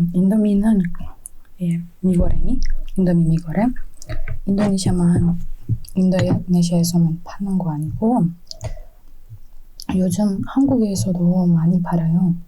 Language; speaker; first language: Korean; non-native, fluent; Indonesian